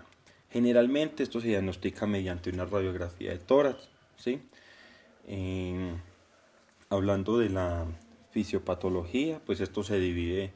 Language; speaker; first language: Spanish; native; Spanish